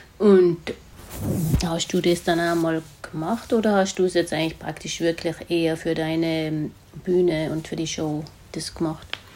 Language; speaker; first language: German; native; German